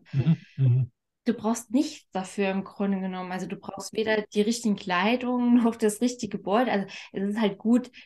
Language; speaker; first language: German; native; German